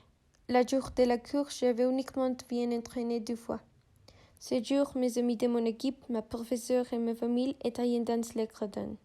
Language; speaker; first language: French; non-native, learner; Spanish